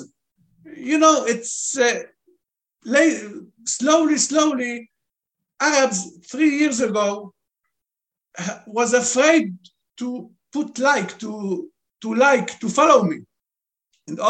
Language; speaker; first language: English; non-native, fluent; Arabic